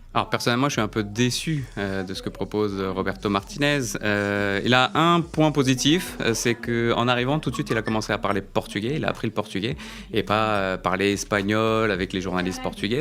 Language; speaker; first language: French; native; French